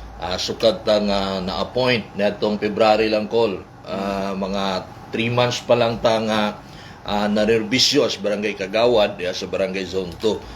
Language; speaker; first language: Cebuano; native; Cebuano